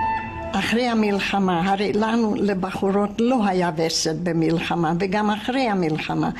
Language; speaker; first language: Hebrew; non-native, fluent; Hungarian